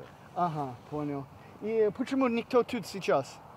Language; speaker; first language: Russian; non-native, learner; English